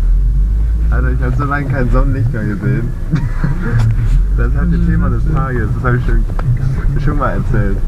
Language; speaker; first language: German; native; German